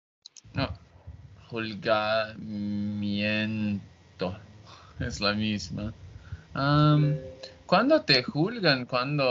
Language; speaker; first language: Spanish; non-native, learner; Portuguese